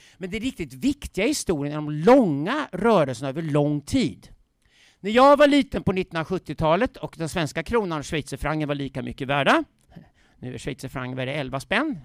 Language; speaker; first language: Swedish; native; Swedish